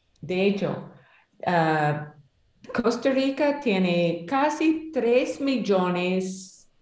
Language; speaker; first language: Spanish; non-native, learner; English